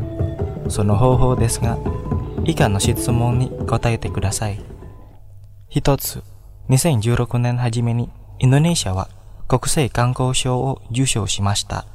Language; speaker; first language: Japanese; non-native, fluent; Indonesian